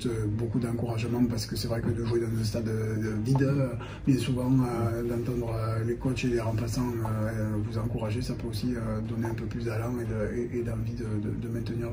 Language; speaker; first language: French; native; French